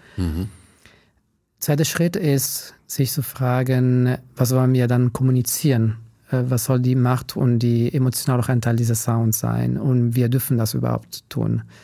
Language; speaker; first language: German; non-native, fluent; Italian